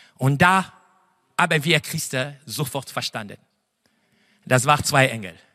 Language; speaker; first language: German; non-native, fluent; French